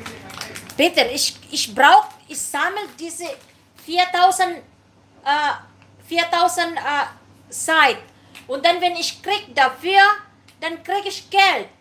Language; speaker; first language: German; non-native, learner; Filipino